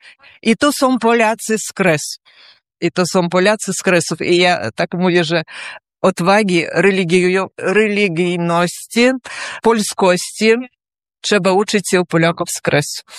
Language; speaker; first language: Polish; early bilingual, heritage; Polish